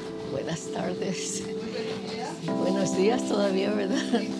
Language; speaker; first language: Spanish; early bilingual, heritage; Spanish